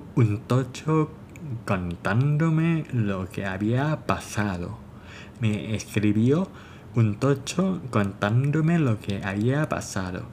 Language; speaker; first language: Spanish; non-native, fluent; Thai